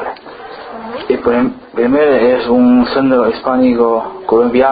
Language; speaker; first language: Spanish; non-native, learner; Chinese